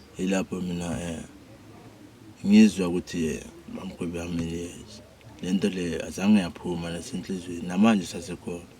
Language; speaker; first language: Zulu; non-native, local second language; Tswana